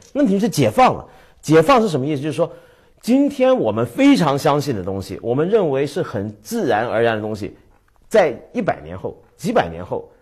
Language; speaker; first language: Chinese; native; Chinese